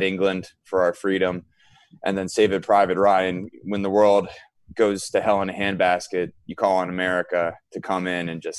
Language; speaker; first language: English; native; English